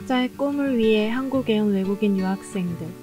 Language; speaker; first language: Korean; native; Korean